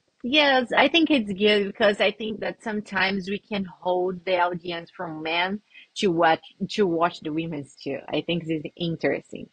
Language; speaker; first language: English; non-native, fluent; Portuguese